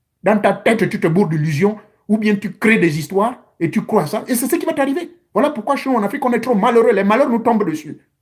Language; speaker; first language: French; non-native, local second language; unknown